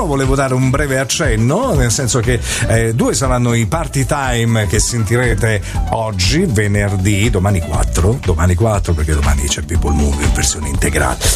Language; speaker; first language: Italian; native; Italian